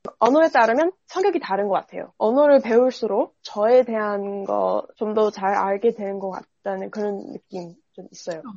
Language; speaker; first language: Korean; non-native, fluent; English